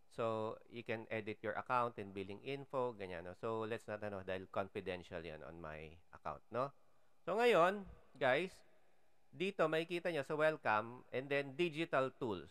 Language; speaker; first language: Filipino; native; Filipino